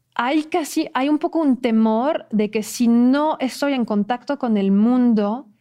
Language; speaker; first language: Spanish; non-native, fluent; French